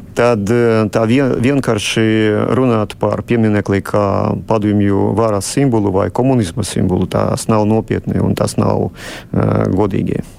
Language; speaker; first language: Latvian; non-native, local second language; Russian